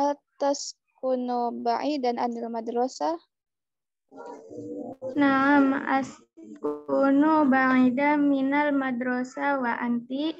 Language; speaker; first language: Arabic; non-native, learner; Indonesian